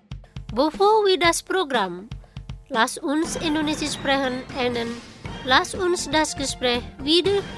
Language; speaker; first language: German; non-native, learner; Indonesian